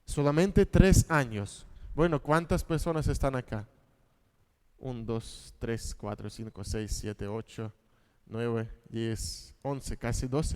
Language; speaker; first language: Spanish; non-native, fluent; Russian